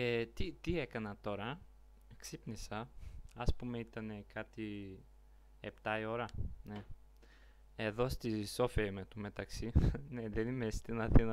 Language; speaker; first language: Greek; non-native, learner; Bulgarian